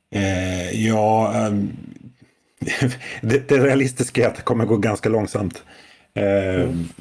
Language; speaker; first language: Swedish; native; Swedish